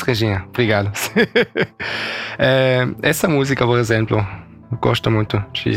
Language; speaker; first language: Portuguese; early bilingual, heritage; German